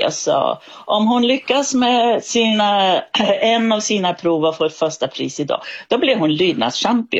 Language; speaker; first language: Swedish; native; Swedish